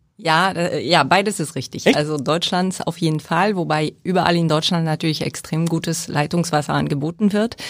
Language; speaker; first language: German; non-native, fluent; French